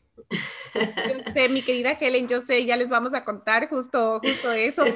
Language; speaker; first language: Spanish; native; Spanish